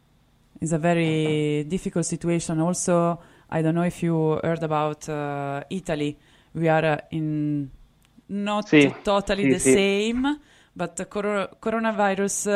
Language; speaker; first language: English; non-native, fluent; Italian